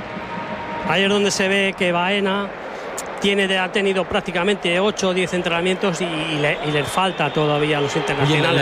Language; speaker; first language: Spanish; native; Spanish